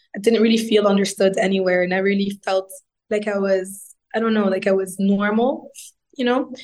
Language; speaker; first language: English; non-native, fluent; Arabic